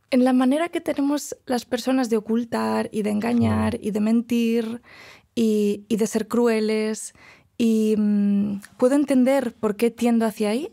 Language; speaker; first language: Spanish; non-native, local second language; Galician